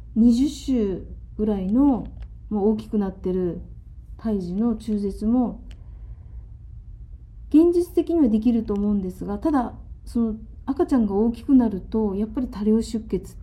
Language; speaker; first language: Japanese; native; Japanese